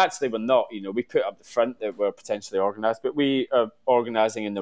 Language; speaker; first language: English; native; English